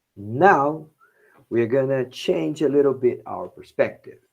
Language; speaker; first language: English; non-native, fluent; Portuguese